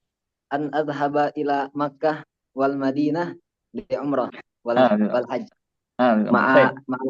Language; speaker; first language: Arabic; non-native, learner; Indonesian